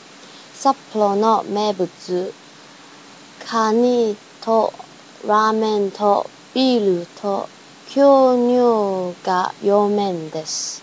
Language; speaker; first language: Japanese; non-native, learner; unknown